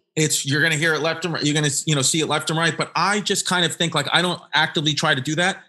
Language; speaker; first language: English; native; English